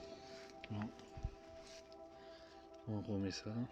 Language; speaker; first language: French; native; French